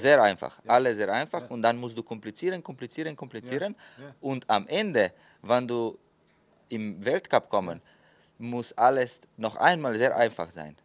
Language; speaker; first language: German; non-native, fluent; Slovenian